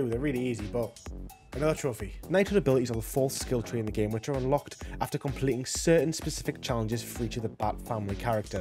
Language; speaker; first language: English; native; English